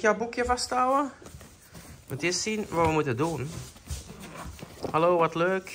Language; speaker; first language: Dutch; native; Dutch